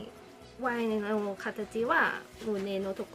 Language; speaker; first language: Japanese; non-native, learner; Thai